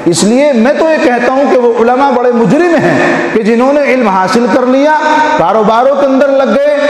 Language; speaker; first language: Urdu; native; Urdu